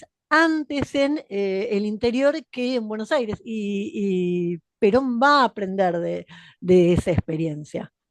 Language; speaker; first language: Spanish; native; Spanish